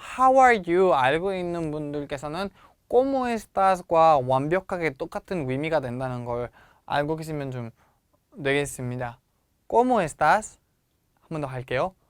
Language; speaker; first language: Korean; non-native, fluent; Spanish